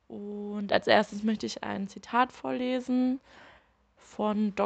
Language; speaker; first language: German; native; German